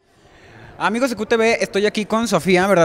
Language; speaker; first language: Spanish; native; Spanish